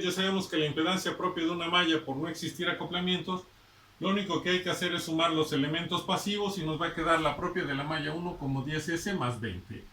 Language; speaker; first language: Spanish; native; Spanish